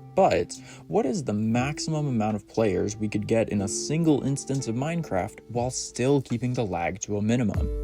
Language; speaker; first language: English; native; English